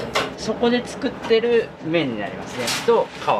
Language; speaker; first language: Japanese; native; Japanese